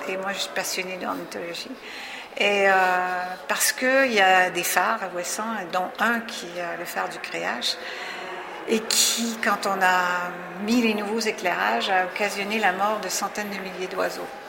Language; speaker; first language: French; native; French